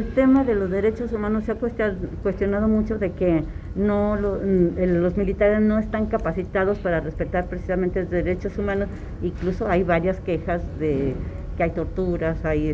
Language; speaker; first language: Spanish; native; Spanish